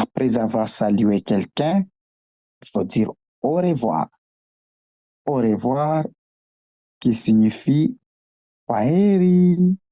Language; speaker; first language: French; non-native, local second language; Swahili